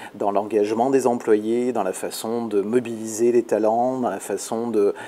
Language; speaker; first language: French; native; French